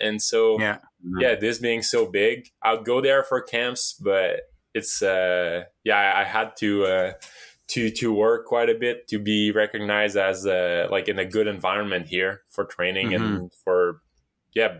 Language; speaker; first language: English; native; English